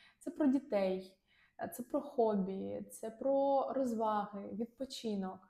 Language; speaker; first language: Ukrainian; non-native, local second language; Russian